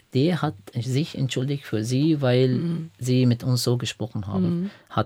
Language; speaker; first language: German; non-native, fluent; Arabic